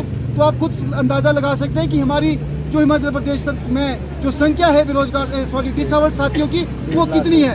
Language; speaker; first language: Hindi; native; Hindi